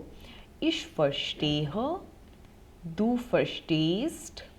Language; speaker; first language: German; non-native, fluent; Hindi